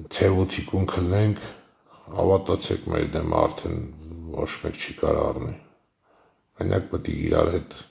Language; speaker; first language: Armenian; native; Armenian